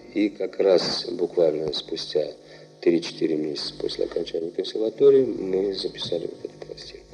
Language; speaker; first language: Russian; native; Russian